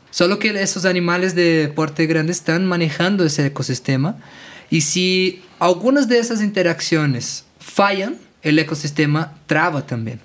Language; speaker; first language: Spanish; non-native, fluent; Portuguese